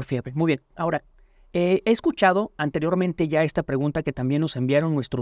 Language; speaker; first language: Spanish; native; Spanish